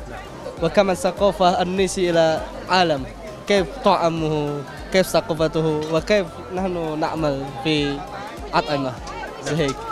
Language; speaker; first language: Arabic; non-native, learner; Indonesian